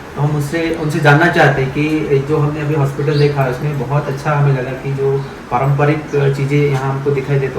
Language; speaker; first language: Hindi; non-native, local second language; Marathi